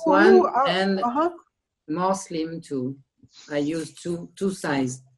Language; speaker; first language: English; non-native, learner; French